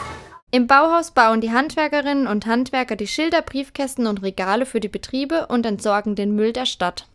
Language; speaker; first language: German; native; German